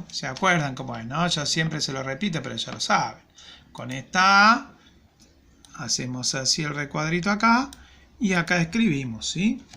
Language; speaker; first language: Spanish; native; Spanish